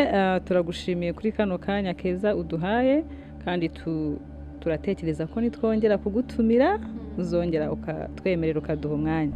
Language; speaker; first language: Kinyarwanda; native; Kinyarwanda